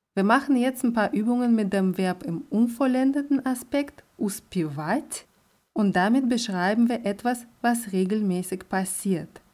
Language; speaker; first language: German; non-native, fluent; Russian